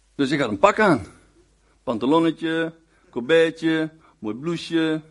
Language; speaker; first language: Dutch; native; Dutch